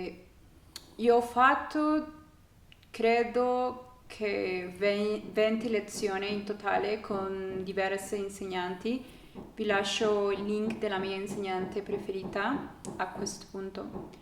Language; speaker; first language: Italian; non-native, learner; Spanish